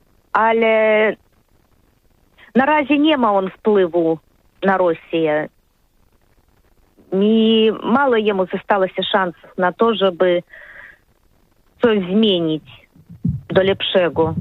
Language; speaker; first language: Polish; non-native, learner; Russian